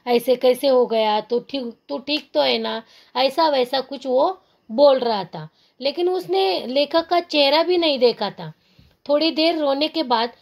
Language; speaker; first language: Hindi; non-native, local second language; Marathi